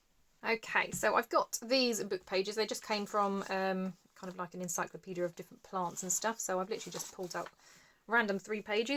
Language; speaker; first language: English; native; English